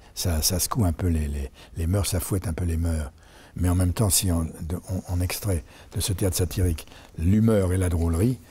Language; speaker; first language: French; native; French